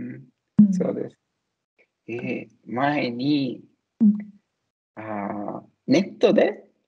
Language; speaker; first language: Japanese; non-native, learner; Italian